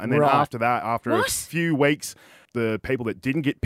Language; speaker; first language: English; native; English